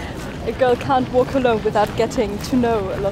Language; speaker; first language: English; non-native, fluent; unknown